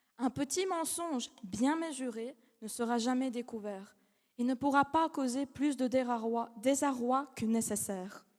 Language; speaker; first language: French; non-native, fluent; Russian